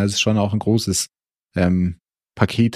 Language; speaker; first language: German; native; German